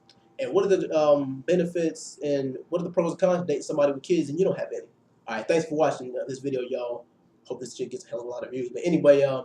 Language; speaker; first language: English; native; English